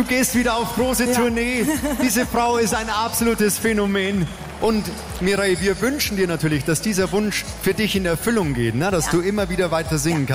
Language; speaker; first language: German; native; German